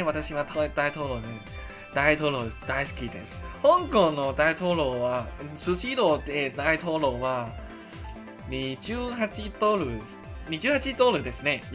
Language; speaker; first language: Japanese; non-native, learner; Cantonese